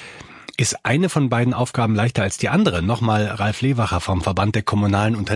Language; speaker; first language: German; native; German